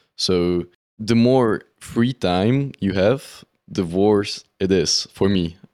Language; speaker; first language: English; non-native, fluent; Czech